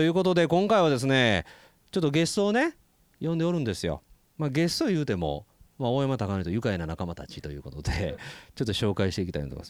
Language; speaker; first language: Japanese; native; Japanese